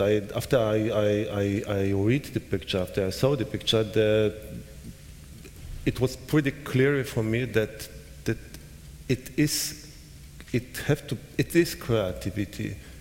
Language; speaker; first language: English; non-native, learner; Polish